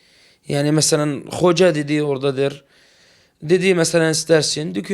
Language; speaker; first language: Turkish; non-native, learner; Arabic